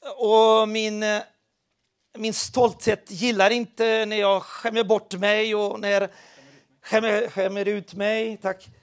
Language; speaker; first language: Swedish; non-native, fluent; Spanish